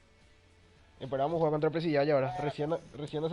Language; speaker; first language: Spanish; native; Spanish